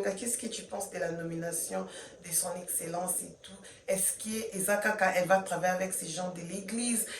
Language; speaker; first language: French; non-native, local second language; Lingala